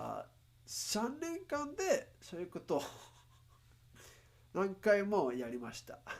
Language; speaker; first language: Japanese; non-native, learner; Spanish